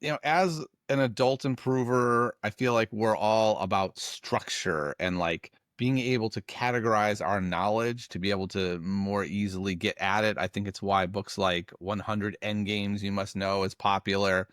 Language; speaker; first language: English; native; English